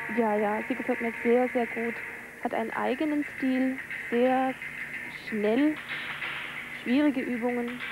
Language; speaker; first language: German; native; German